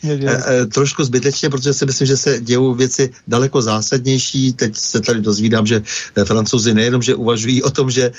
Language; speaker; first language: Czech; native; Czech